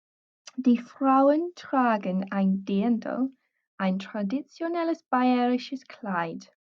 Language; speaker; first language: German; non-native, fluent; English